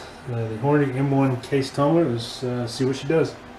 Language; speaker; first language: English; native; English